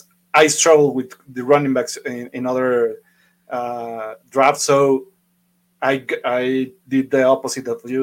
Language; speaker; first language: English; non-native, fluent; Spanish